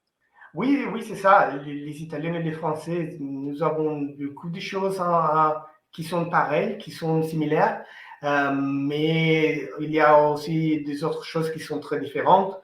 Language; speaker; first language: French; non-native, fluent; Italian